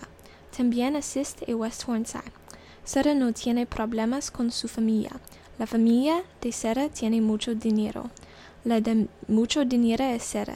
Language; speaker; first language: Spanish; non-native, learner; English